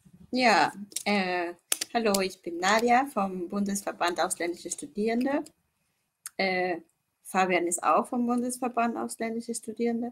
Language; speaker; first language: German; non-native, fluent; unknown